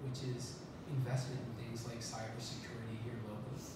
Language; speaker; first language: English; native; English